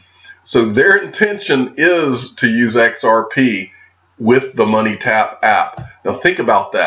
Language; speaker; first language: English; native; English